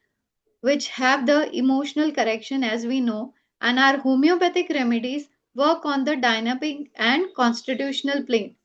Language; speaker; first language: English; non-native, local second language; Gujarati